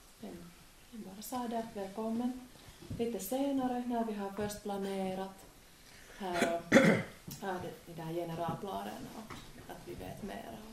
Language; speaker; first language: Swedish; non-native, local second language; Finnish